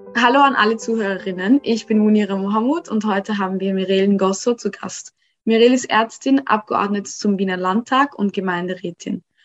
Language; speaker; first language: German; early bilingual, other home language; Somali